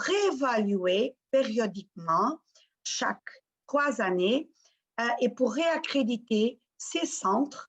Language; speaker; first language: French; non-native, fluent; Portuguese